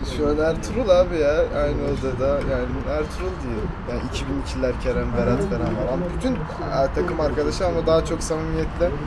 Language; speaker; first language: Turkish; early bilingual, heritage; Turkish